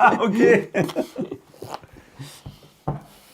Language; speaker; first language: French; native; French